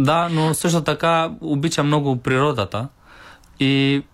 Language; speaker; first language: Bulgarian; non-native, learner; Romanian